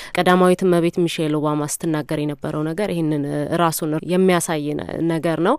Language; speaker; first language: Amharic; non-native, local second language; Wolaytta